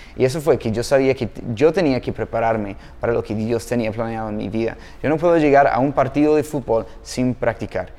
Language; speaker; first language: Spanish; non-native, fluent; English